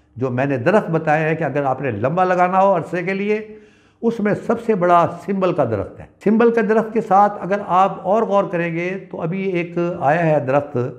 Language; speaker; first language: Urdu; non-native, local second language; Punjabi